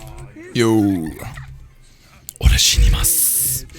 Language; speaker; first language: Japanese; non-native, learner; English